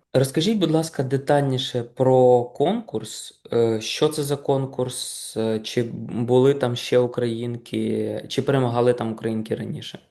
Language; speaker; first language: Ukrainian; native; Ukrainian